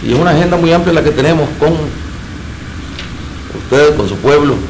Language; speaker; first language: Spanish; native; Spanish